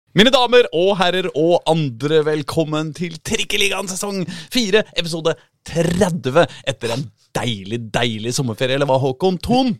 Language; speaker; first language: Norwegian; native; Norwegian